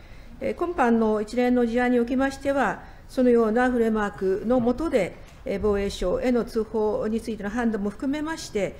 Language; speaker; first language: Japanese; native; Japanese